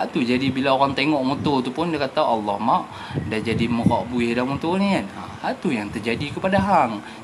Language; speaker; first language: Malay; native; Malay